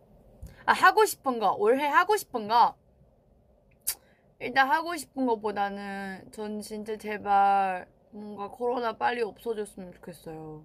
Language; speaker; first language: Korean; non-native, fluent; Chinese